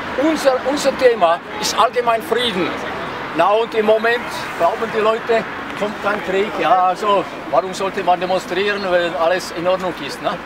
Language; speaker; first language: German; non-native, fluent; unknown